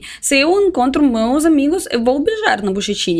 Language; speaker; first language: Portuguese; non-native, fluent; Russian